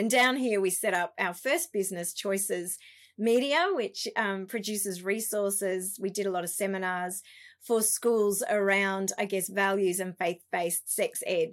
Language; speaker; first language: English; native; English